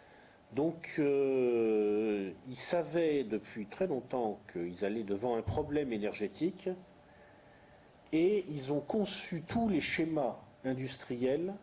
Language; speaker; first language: French; native; French